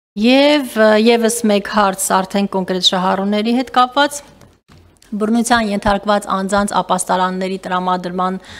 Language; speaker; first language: Armenian; native; Armenian